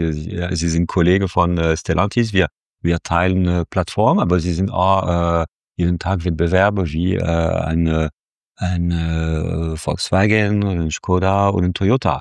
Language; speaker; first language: German; non-native, fluent; French